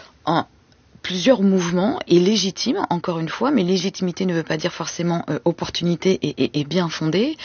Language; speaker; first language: French; native; French